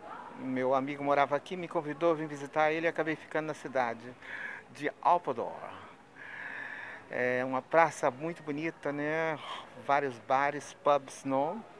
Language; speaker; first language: Portuguese; non-native, fluent; Spanish